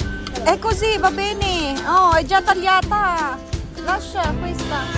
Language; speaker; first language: Italian; non-native, learner; Filipino